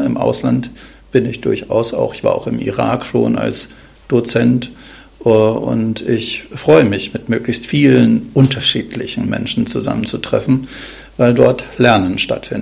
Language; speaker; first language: German; native; German